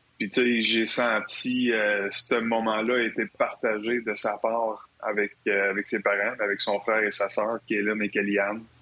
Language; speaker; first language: French; native; French